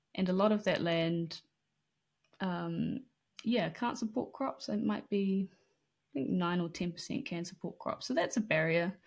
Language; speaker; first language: English; native; English